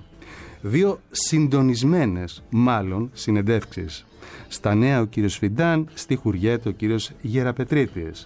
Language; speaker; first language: Greek; native; Greek